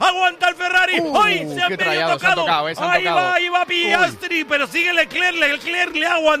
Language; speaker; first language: Spanish; native; Spanish